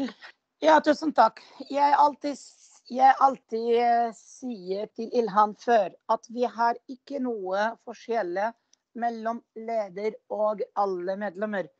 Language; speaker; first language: Norwegian; non-native, fluent; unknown